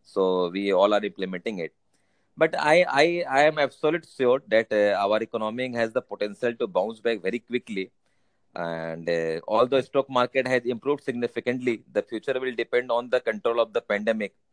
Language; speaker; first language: English; non-native, local second language; Hindi